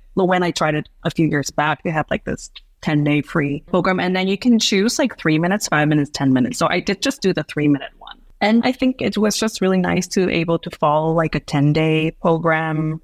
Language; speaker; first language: English; non-native, local second language; Cantonese